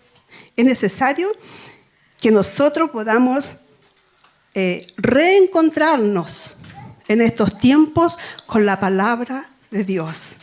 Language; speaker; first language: Spanish; native; Spanish